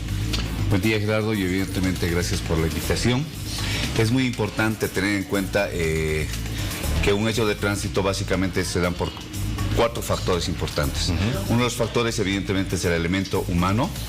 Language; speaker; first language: Spanish; native; Spanish